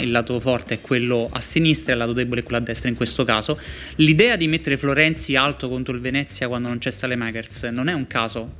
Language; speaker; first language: Italian; native; Italian